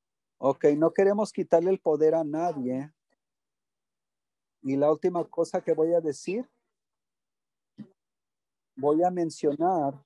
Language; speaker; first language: Spanish; early bilingual, heritage; English